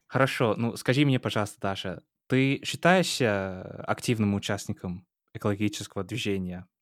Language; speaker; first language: Russian; non-native, fluent; English